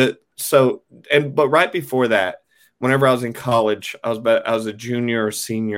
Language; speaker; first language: English; native; English